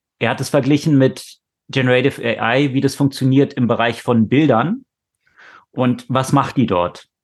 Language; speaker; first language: German; native; German